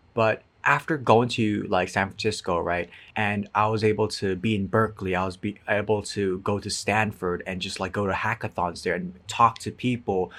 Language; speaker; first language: English; non-native, fluent; Cantonese